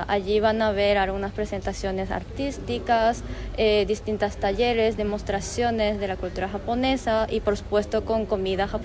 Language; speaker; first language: Spanish; non-native, fluent; Japanese